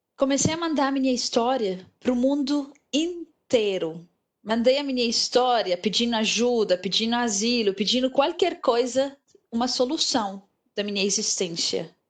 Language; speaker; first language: Portuguese; non-native, fluent; Arabic